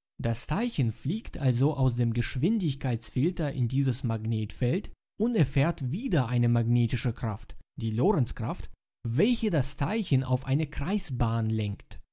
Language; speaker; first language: German; native; German